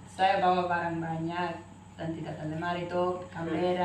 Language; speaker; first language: Indonesian; non-native, fluent; Dutch